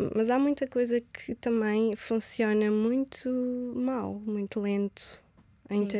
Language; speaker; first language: Portuguese; early bilingual, other home language; Romanian